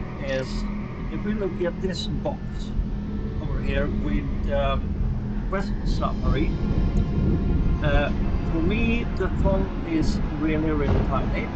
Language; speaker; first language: English; non-native, fluent; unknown